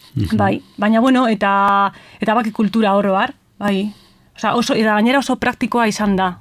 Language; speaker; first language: Basque; non-native, local second language; Spanish